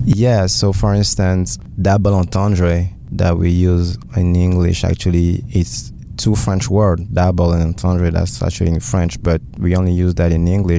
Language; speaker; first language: English; early bilingual, other home language; French